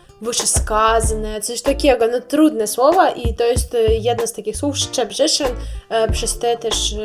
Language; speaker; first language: Polish; non-native, learner; Russian